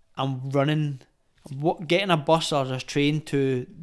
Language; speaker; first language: English; native; English